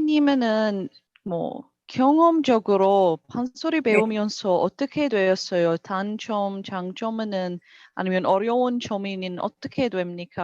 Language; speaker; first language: Korean; non-native, learner; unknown